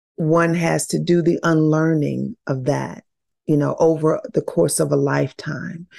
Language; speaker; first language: English; native; English